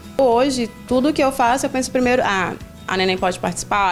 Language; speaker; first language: Portuguese; native; Portuguese